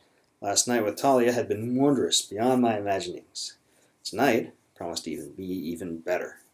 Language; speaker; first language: English; native; English